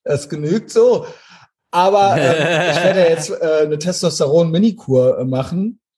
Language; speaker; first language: German; native; German